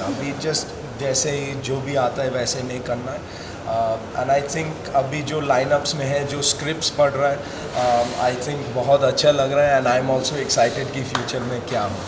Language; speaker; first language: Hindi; non-native, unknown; English